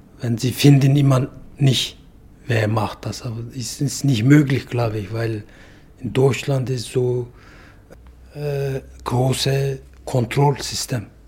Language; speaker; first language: German; non-native, learner; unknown